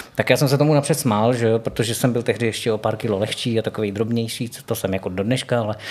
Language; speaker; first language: Czech; native; Czech